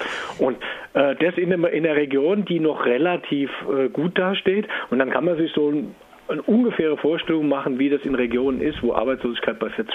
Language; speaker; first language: German; native; German